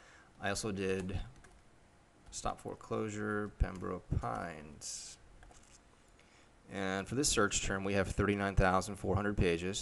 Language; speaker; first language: English; native; English